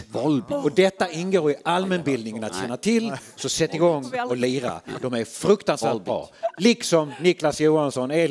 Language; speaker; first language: Swedish; native; Swedish